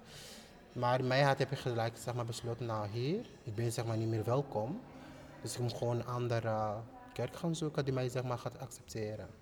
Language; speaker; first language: Dutch; non-native, fluent; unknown